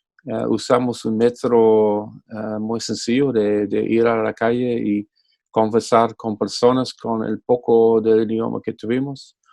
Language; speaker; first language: Spanish; non-native, fluent; English